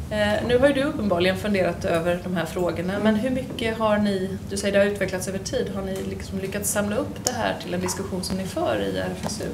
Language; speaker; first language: Swedish; native; Swedish